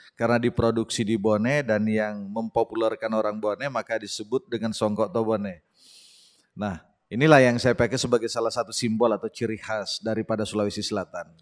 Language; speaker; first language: Indonesian; non-native, local second language; Buginese